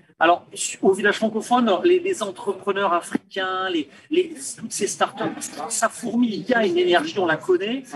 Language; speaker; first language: French; native; French